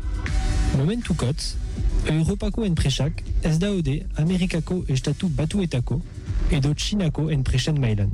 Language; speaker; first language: Basque; non-native, local second language; French